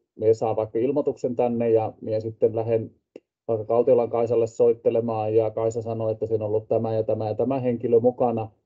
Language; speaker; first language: Finnish; native; Finnish